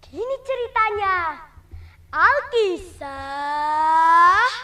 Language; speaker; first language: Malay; non-native, local second language; Javanese